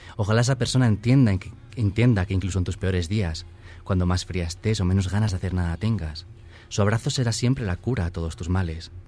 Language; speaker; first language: Spanish; native; Spanish